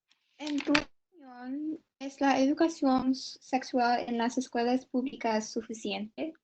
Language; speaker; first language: Spanish; non-native, learner; English